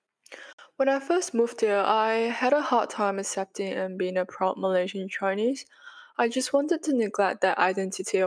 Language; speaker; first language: English; non-native, local second language; Chinese